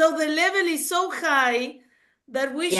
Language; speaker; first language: English; non-native, fluent; Spanish